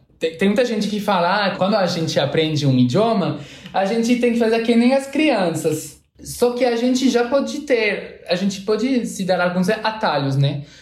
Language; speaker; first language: Portuguese; non-native, fluent; French